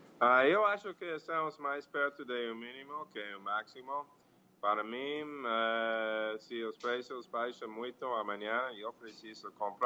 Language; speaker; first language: Portuguese; non-native, fluent; English